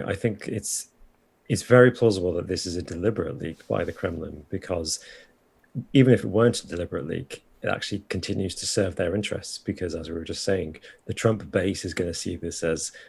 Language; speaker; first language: English; native; English